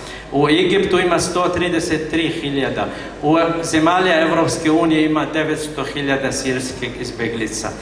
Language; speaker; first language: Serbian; non-native, fluent; Arabic